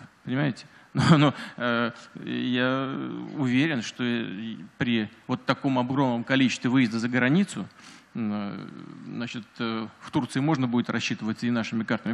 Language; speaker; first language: Russian; native; Russian